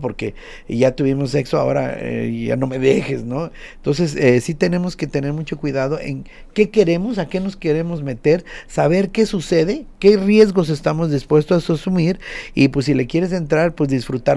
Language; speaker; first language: Spanish; native; Spanish